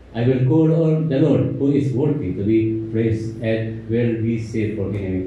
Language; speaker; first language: English; non-native, local second language; Filipino